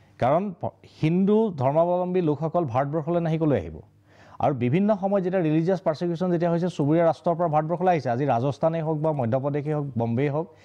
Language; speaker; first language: Assamese; native; Assamese